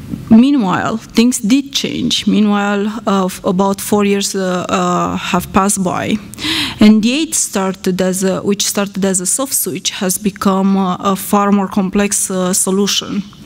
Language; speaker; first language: English; non-native, fluent; Romanian